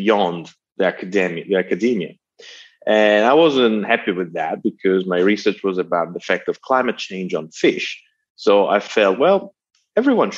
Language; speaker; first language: English; non-native, fluent; Italian